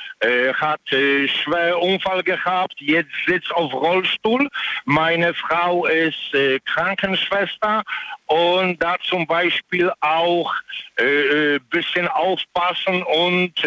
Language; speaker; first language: German; non-native, learner; Polish